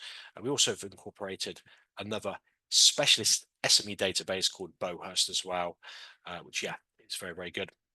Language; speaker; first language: English; native; English